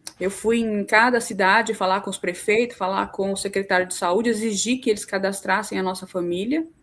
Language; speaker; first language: Portuguese; native; Portuguese